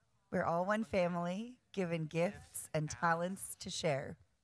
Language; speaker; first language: English; native; English